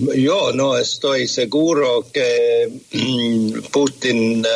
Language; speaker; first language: Spanish; non-native, learner; Estonian